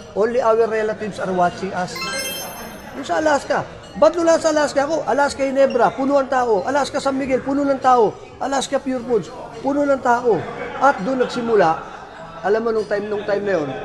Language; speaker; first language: Filipino; native; Filipino